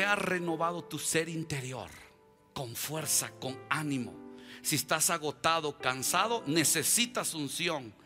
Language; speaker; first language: Spanish; native; Spanish